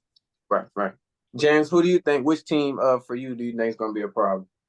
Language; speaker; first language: English; native; English